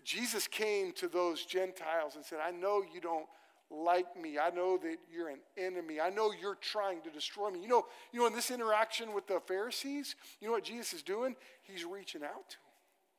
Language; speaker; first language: English; native; English